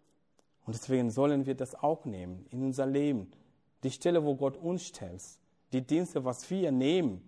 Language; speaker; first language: German; non-native, fluent; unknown